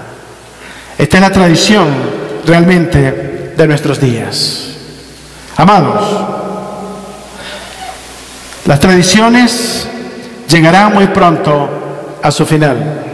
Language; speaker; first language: Spanish; native; Spanish